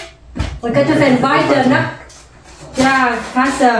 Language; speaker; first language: German; non-native, learner; Vietnamese